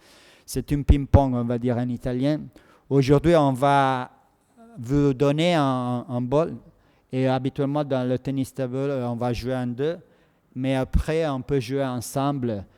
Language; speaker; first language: French; non-native, fluent; Italian